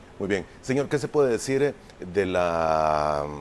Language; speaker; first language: Spanish; native; Spanish